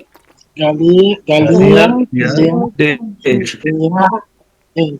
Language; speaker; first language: Portuguese; non-native, learner; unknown